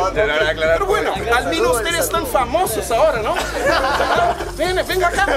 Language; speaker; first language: Spanish; non-native, fluent; Portuguese